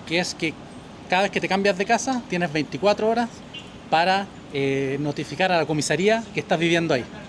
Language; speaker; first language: Spanish; native; Spanish